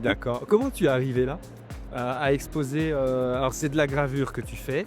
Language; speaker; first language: French; native; French